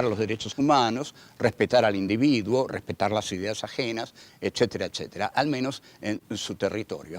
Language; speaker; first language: Spanish; native; Spanish